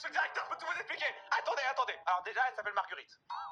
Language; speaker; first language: French; native; French